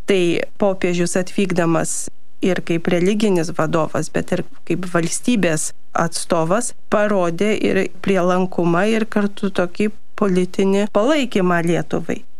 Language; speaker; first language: Lithuanian; early bilingual, heritage; Lithuanian